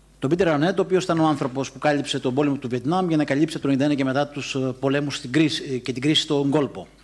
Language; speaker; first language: Greek; native; Greek